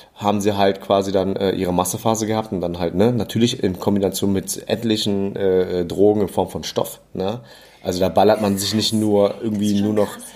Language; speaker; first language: German; early bilingual, other home language; English